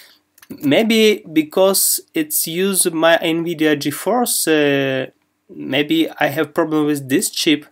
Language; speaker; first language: English; non-native, learner; Russian